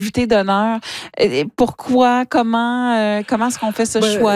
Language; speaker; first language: French; native; French